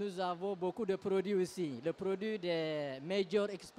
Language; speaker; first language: French; non-native, learner; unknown